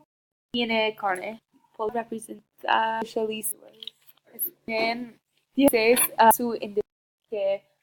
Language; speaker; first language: Spanish; non-native, learner; English